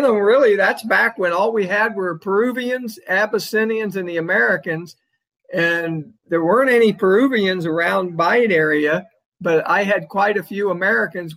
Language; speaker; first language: English; native; English